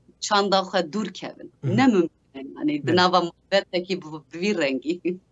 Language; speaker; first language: Kurdish; early bilingual, heritage; Kurdish